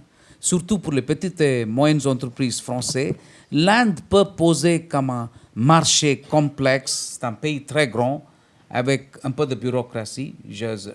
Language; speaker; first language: French; non-native, fluent; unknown